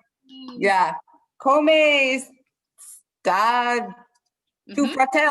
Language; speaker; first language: Italian; non-native, learner; English